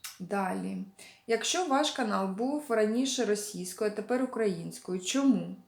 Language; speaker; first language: Ukrainian; non-native, local second language; Russian